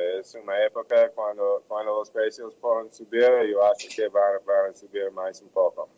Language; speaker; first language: Portuguese; non-native, fluent; English